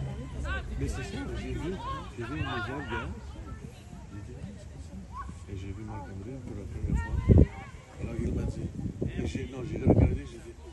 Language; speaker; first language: French; non-native, fluent; English